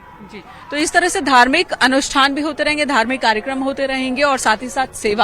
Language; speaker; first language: Hindi; native; Hindi